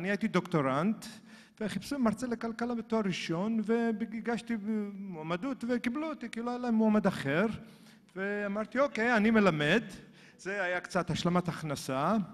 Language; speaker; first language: Hebrew; native; Hebrew